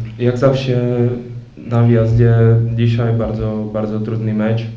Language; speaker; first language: Polish; non-native, fluent; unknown